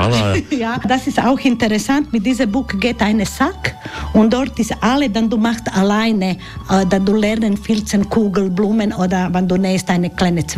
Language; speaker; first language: German; non-native, learner; Croatian